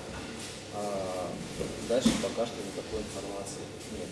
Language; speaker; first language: Russian; native; Russian